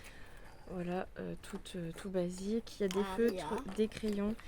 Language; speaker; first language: French; native; French